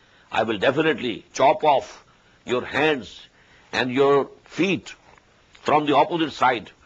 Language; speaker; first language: English; non-native, local second language; Urdu